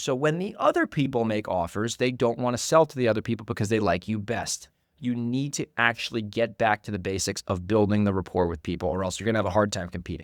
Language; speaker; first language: English; native; English